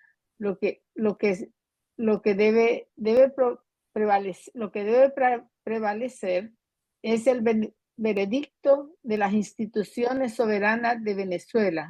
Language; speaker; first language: Spanish; native; Spanish